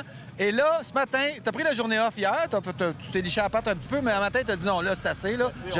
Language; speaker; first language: French; native; French